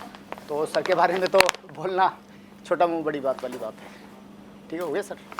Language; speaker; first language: Hindi; native; Hindi